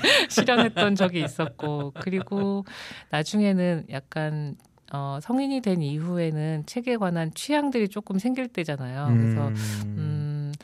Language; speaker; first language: Korean; native; Korean